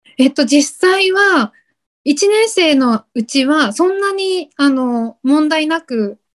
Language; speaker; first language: Japanese; native; Japanese